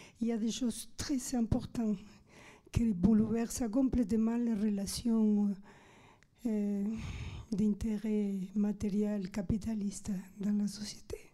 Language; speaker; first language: French; non-native, fluent; Spanish